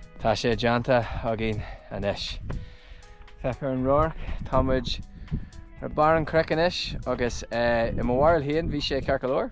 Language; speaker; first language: Irish; non-native, local second language; English